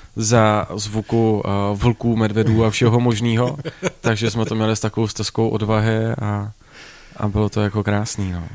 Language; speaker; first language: Czech; native; Czech